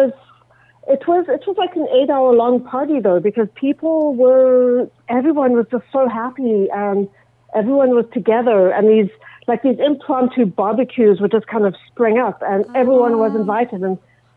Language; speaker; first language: English; native; English